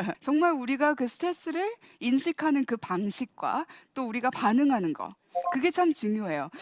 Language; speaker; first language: Korean; early bilingual, heritage; Korean